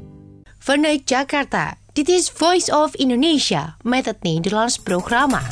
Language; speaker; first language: Dutch; non-native, fluent; Indonesian